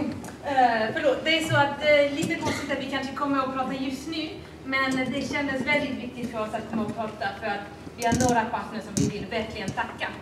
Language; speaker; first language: Swedish; non-native, fluent; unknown